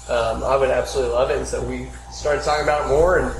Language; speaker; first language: English; native; English